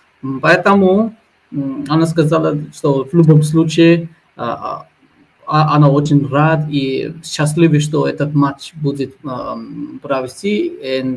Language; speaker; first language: Russian; non-native, fluent; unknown